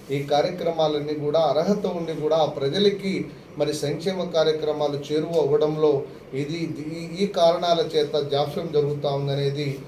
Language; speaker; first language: Telugu; non-native, local second language; Lambadi